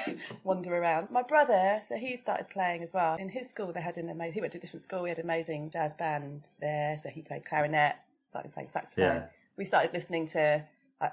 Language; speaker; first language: English; native; English